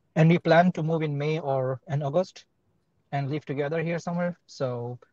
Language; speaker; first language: English; non-native, fluent; Arabic